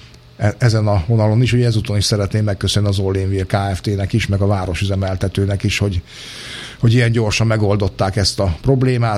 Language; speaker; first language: Hungarian; native; Hungarian